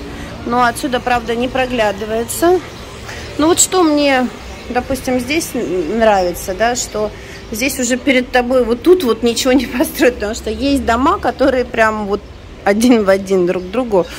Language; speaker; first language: Russian; native; Russian